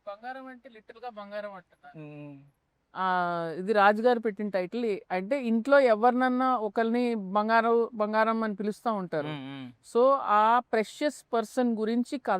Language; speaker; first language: Telugu; native; Telugu